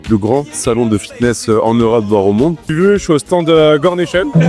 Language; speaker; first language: French; native; French